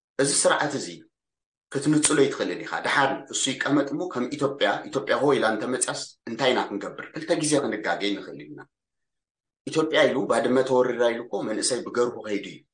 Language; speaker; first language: Tigrinya; early bilingual, heritage; Tigrinya